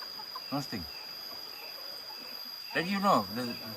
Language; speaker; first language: English; non-native, learner; Indonesian